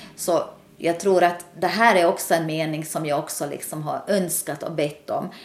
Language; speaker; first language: Swedish; native; Swedish